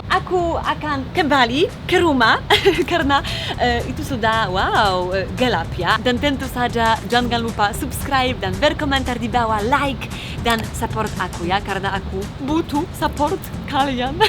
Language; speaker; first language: Indonesian; non-native, fluent; Polish